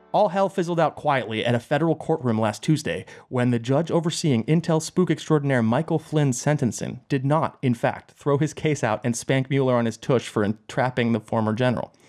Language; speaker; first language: English; native; English